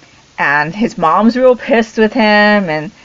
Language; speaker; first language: English; native; English